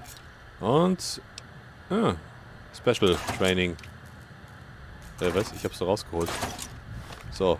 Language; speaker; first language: German; native; German